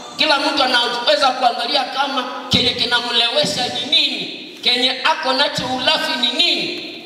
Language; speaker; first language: Swahili; non-native, local second language; Nande